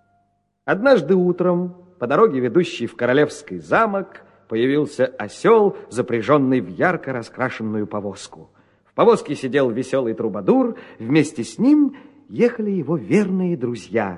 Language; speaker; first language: Russian; native; Russian